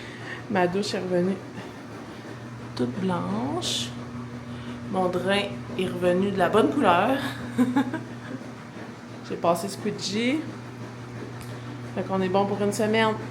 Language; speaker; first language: French; native; French